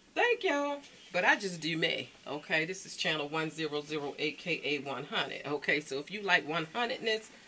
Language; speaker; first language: English; native; English